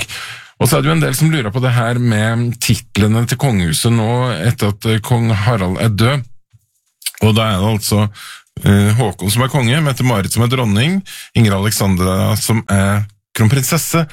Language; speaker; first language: Norwegian; native; Norwegian